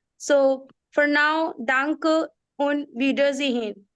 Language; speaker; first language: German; non-native, learner; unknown